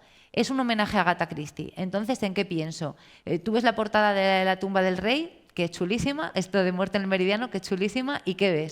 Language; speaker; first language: Spanish; native; Spanish